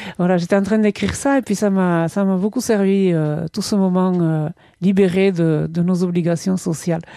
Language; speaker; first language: French; non-native, local second language; Basque